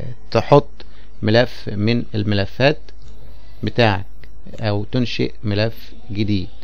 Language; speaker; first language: Arabic; native; Arabic